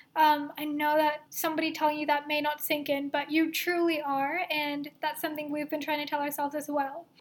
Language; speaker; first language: English; early bilingual, other home language; Hindi